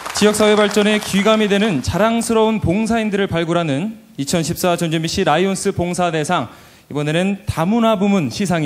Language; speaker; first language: Korean; native; Korean